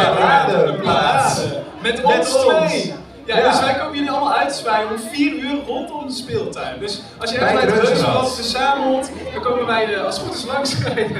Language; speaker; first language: Dutch; native; Dutch